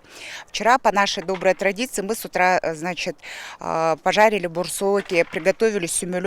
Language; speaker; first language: Russian; non-native, local second language; Kyrgyz